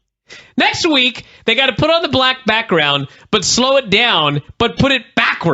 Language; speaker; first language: English; native; English